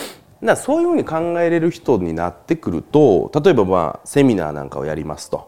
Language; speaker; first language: Japanese; native; Japanese